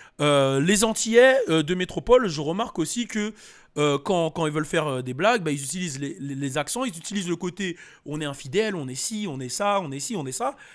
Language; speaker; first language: French; early bilingual, other home language; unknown